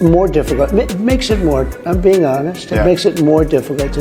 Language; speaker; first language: English; native; English